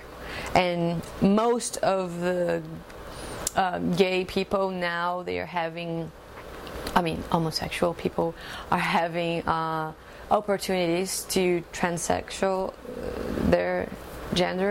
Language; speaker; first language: English; non-native, fluent; Portuguese